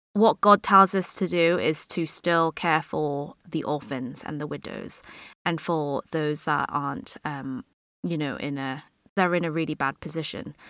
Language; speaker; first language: English; native; English